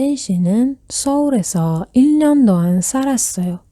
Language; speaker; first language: Korean; non-native, fluent; Persian